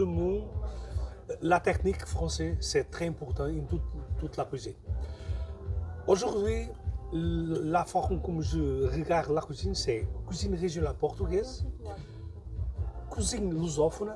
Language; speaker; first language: French; non-native, learner; Portuguese